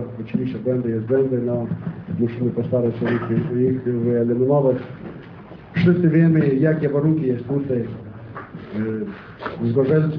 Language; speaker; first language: Polish; non-native, fluent; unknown